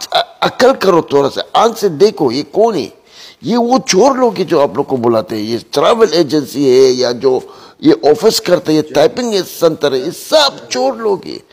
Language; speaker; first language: Hindi; non-native, learner; Arabic